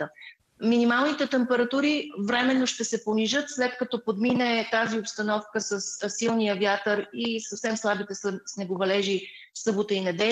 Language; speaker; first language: Bulgarian; native; Bulgarian